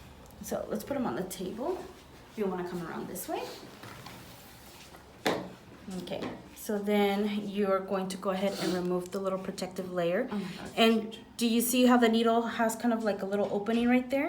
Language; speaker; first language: English; native; English